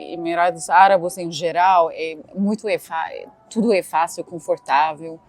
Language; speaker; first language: Portuguese; non-native, fluent; Arabic